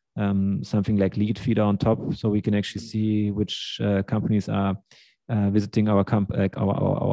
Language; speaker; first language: English; early bilingual, other home language; Russian